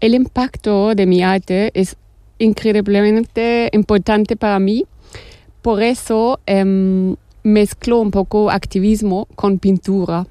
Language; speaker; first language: Spanish; non-native, fluent; German